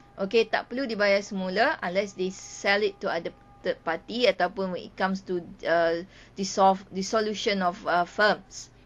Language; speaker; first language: English; non-native, local second language; Malay